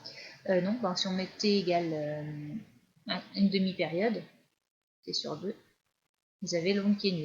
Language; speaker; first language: French; native; French